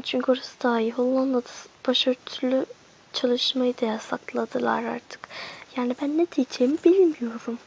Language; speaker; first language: Turkish; early bilingual, heritage; Turkish